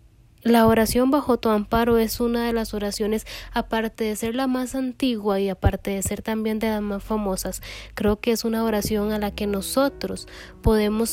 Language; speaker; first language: Spanish; native; Spanish